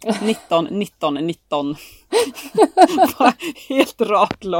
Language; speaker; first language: Swedish; native; Swedish